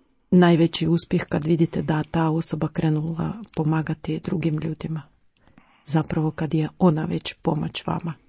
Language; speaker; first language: Croatian; non-native, fluent; Ukrainian